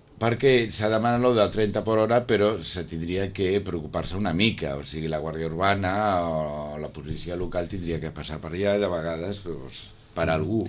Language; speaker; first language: Catalan; non-native, local second language; Spanish